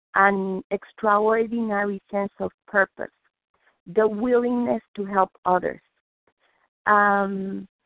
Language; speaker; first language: English; non-native, fluent; Spanish